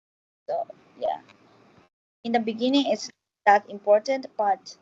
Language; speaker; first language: English; non-native, learner; Chinese